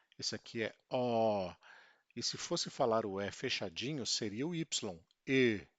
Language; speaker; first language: Portuguese; native; Portuguese